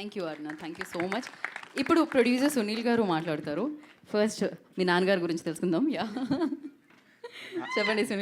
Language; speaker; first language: Telugu; native; Telugu